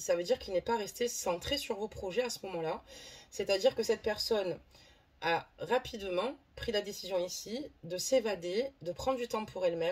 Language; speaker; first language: French; native; French